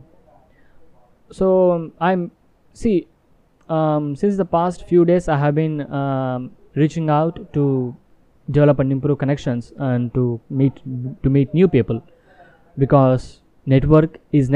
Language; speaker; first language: English; non-native, local second language; Telugu